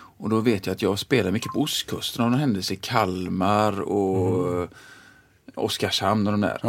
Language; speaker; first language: Swedish; native; Swedish